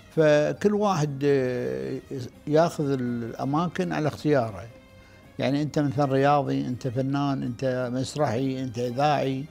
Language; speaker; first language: Arabic; native; Arabic